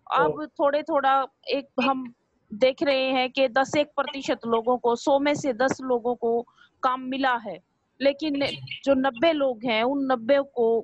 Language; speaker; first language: Hindi; native; Hindi